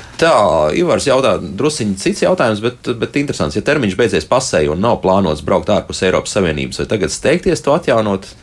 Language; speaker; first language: Latvian; native; Latvian